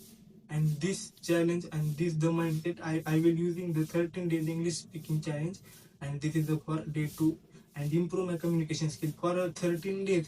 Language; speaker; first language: English; non-native, learner; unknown